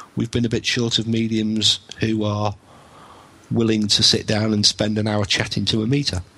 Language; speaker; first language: English; native; English